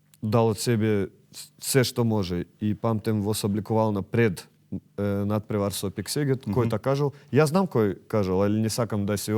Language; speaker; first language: Macedonian; non-native, learner; Russian